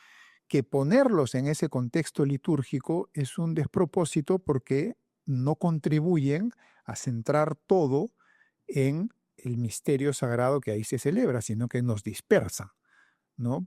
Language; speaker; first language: Spanish; native; Spanish